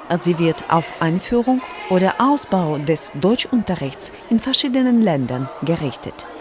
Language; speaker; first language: German; non-native, fluent; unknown